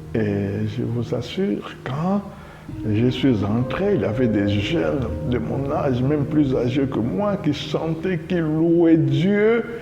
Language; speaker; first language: French; non-native, local second language; Lingala